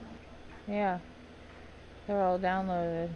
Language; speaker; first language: English; native; English